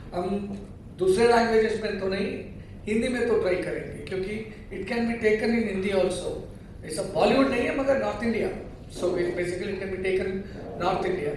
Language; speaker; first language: Hindi; non-native, local second language; Kannada